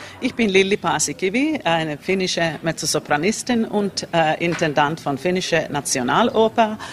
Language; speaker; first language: German; non-native, learner; Finnish